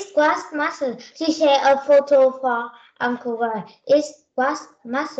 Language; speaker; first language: English; non-native, learner; Vietnamese